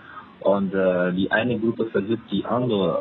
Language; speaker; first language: German; non-native, fluent; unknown